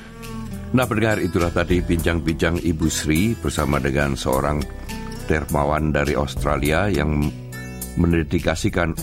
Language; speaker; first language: Indonesian; native; Indonesian